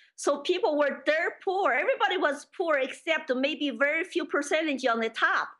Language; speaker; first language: English; non-native, fluent; Chinese